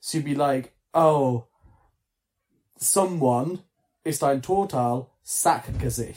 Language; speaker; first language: German; non-native, learner; English